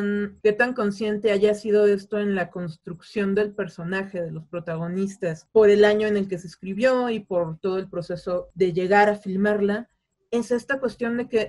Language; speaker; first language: Spanish; native; Spanish